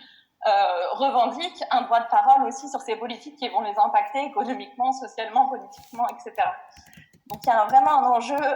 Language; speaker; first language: French; native; French